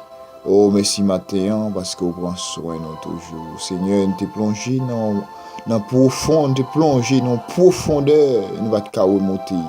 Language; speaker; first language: French; non-native, local second language; Haitian Creole